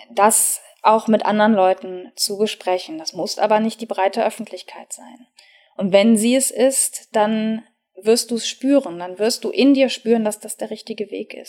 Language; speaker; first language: German; native; German